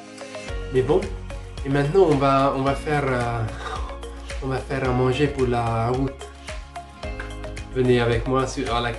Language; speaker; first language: French; non-native, fluent; Hungarian